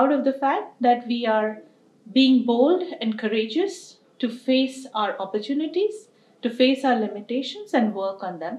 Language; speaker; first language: English; non-native, local second language; Hindi